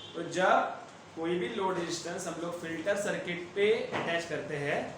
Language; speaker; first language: Hindi; non-native, local second language; Marathi